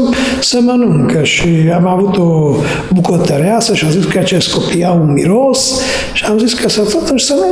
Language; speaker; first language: Romanian; non-native, fluent; Hungarian